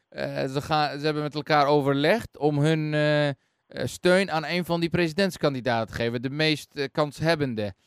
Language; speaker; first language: Dutch; non-native, fluent; Central Kurdish